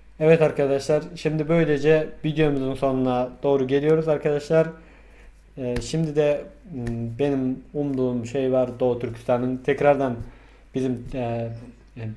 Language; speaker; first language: Turkish; non-native, fluent; Mongolian